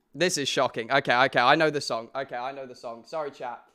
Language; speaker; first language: English; native; English